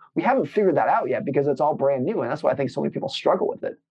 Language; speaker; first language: English; native; English